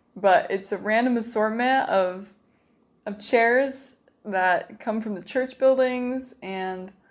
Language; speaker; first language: English; native; English